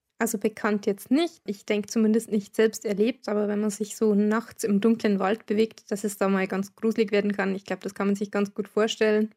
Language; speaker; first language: German; native; German